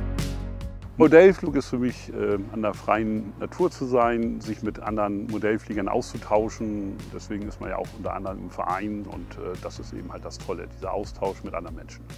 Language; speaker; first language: German; native; German